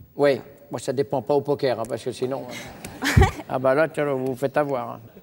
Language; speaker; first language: French; native; French